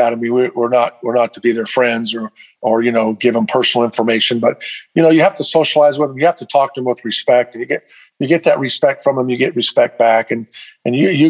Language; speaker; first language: English; native; English